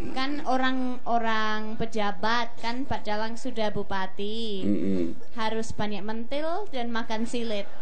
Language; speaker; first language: Indonesian; non-native, fluent; English